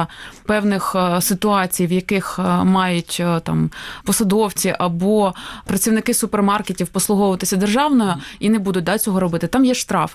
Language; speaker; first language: Ukrainian; native; Ukrainian